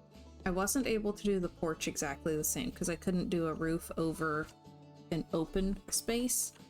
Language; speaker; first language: English; native; English